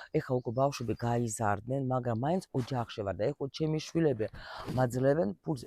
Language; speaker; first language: Georgian; early bilingual, heritage; Russian